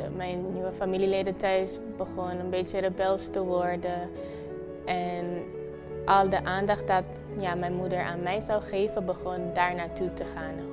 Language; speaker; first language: Dutch; non-native, local second language; Papiamento